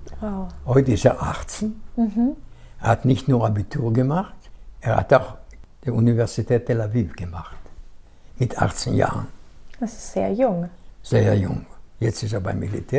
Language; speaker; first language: German; non-native, fluent; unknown